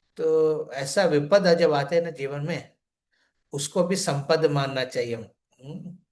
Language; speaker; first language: Hindi; non-native, local second language; Telugu